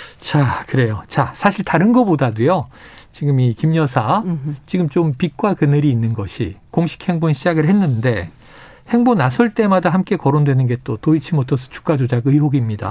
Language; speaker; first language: Korean; native; Korean